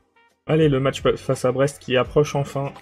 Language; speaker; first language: French; native; French